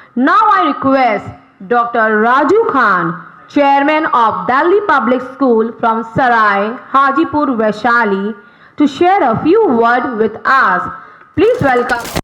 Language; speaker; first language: English; non-native, local second language; Hindi